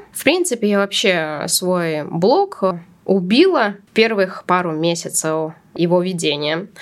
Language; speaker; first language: Russian; non-native, local second language; Latvian